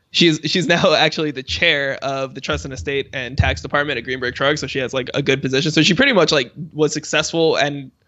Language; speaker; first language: English; native; English